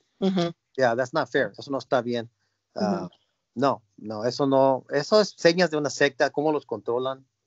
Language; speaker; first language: Spanish; early bilingual, heritage; Spanish